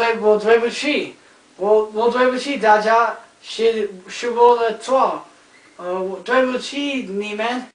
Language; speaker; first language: Chinese; non-native, learner; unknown